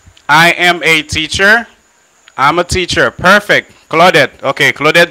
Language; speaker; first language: English; non-native, fluent; Haitian Creole